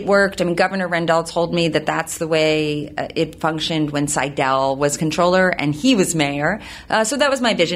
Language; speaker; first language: English; native; English